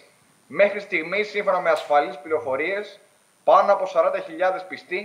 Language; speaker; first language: Greek; native; Greek